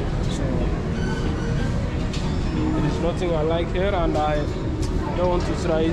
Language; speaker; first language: English; non-native, fluent; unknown